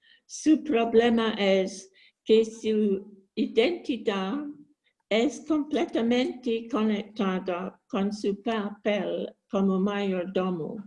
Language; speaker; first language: Spanish; non-native, learner; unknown